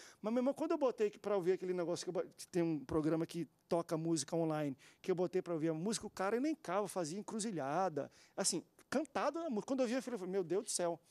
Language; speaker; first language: Portuguese; native; Portuguese